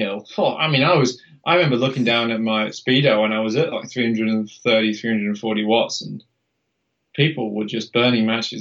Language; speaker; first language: English; native; English